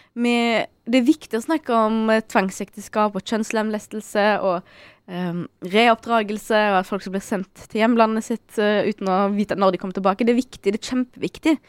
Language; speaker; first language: Norwegian; early bilingual, other home language; Arabic